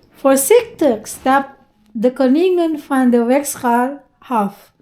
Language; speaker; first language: Dutch; non-native, learner; Iloko